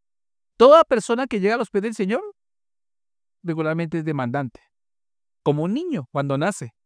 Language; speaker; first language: Spanish; native; Spanish